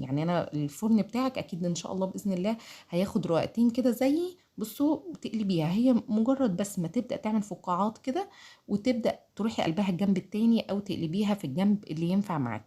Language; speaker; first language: Arabic; native; Arabic